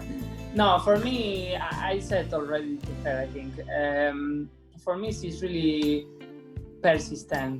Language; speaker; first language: English; non-native, fluent; Spanish